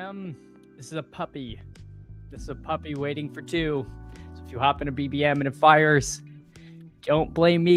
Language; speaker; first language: English; native; English